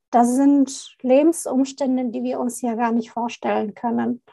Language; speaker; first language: German; non-native, fluent; Arabic